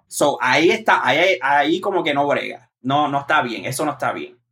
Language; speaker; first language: Spanish; native; Spanish